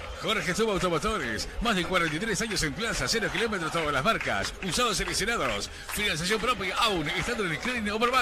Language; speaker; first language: Spanish; native; Spanish